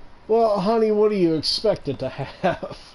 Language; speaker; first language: English; native; English